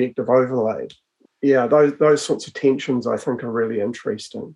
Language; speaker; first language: English; native; English